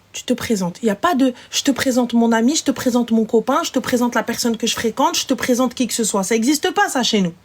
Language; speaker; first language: French; early bilingual, other home language; Arabic